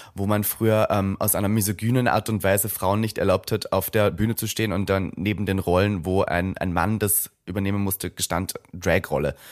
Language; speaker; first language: German; native; German